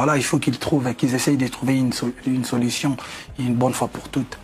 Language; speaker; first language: French; non-native, local second language; Lingala